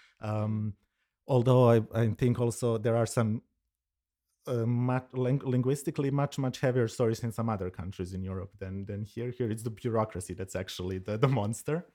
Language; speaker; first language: English; non-native, fluent; Serbian